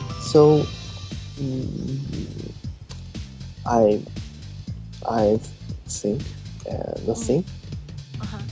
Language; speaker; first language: English; non-native, learner; Japanese